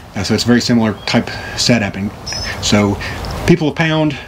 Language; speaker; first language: English; native; English